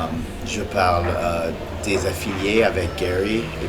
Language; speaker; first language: French; early bilingual, heritage; English